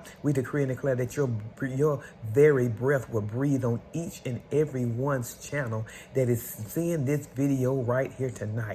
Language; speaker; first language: English; native; English